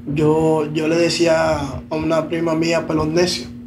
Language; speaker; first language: Spanish; native; Spanish